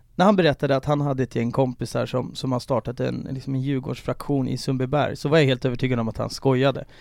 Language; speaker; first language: Swedish; native; Swedish